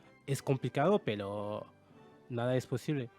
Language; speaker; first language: Spanish; non-native, learner; French